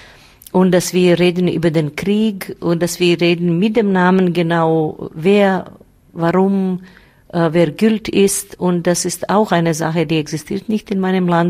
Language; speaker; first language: German; non-native, learner; Bosnian